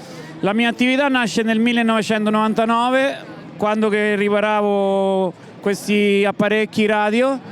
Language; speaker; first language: Italian; native; Italian